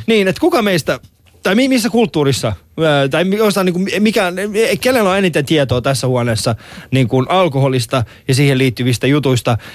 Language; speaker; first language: Finnish; early bilingual, other home language; Persian